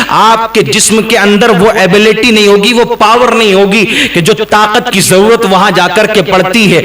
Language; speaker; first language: Urdu; native; Urdu